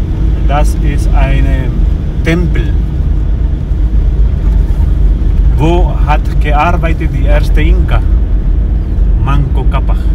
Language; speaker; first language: German; non-native, learner; Spanish